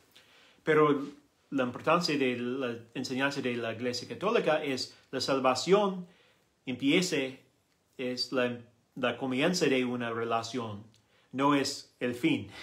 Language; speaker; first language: Spanish; non-native, learner; English